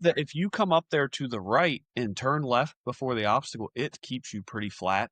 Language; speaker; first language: English; native; English